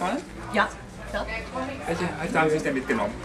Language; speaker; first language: German; native; German